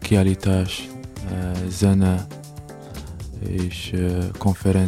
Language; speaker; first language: Hungarian; non-native, learner; Arabic